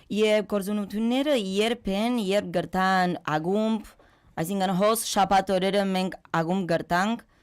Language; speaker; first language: Armenian; early bilingual, heritage; Armenian